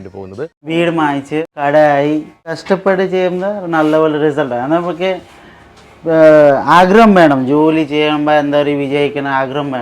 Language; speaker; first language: Malayalam; non-native, local second language; Bangla